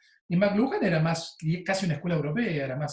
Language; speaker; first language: Spanish; native; Spanish